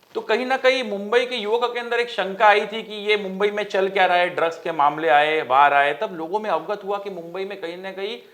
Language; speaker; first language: Hindi; non-native, local second language; Marathi